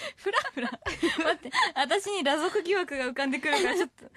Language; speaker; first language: Japanese; native; Japanese